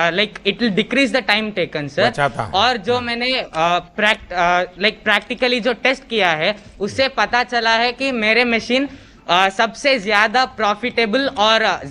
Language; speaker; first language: Hindi; non-native, local second language; Kannada